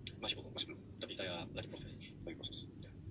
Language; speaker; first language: Indonesian; non-native, learner; Korean